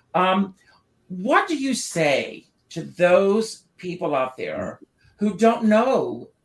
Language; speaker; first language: English; native; English